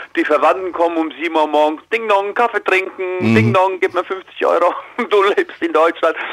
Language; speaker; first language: German; early bilingual, heritage; Croatian